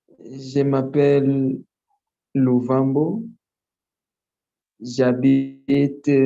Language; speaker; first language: French; non-native, learner; Portuguese